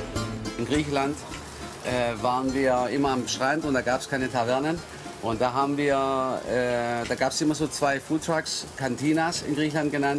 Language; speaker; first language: German; early bilingual, other home language; Greek